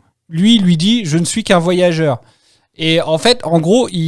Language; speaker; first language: French; native; French